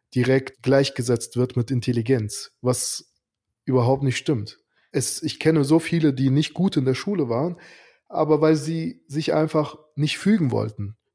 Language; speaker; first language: German; early bilingual, other home language; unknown